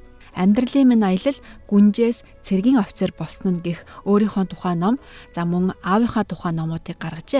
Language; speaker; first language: Mongolian; native; Mongolian